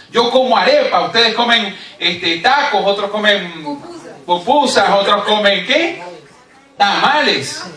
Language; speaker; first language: Spanish; native; Spanish